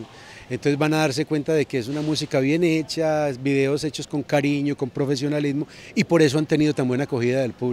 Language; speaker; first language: Spanish; native; Spanish